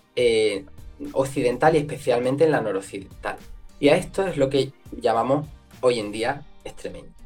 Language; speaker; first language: Spanish; non-native, local second language; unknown